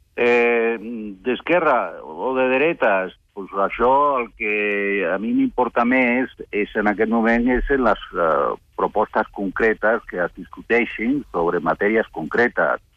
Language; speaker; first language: Catalan; non-native, local second language; Spanish